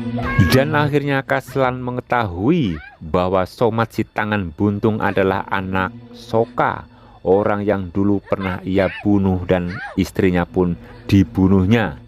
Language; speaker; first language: Indonesian; native; Indonesian